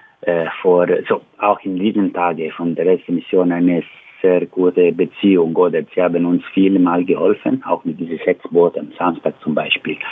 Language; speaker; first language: German; non-native, learner; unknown